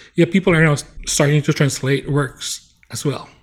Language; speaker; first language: English; non-native, local second language; Bikol